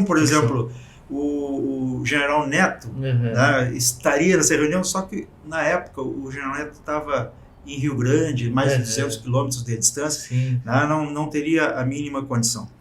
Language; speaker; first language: Portuguese; native; Portuguese